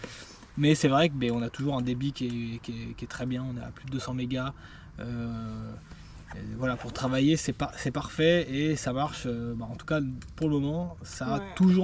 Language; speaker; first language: French; native; French